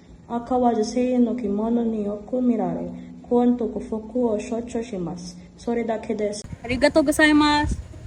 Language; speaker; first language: Japanese; non-native, learner; Filipino